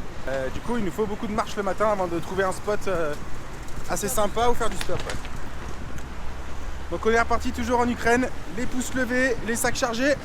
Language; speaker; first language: French; native; French